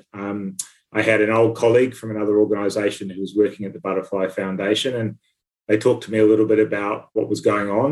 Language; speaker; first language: English; native; English